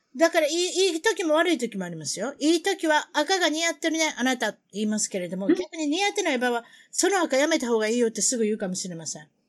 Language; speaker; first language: Japanese; native; Japanese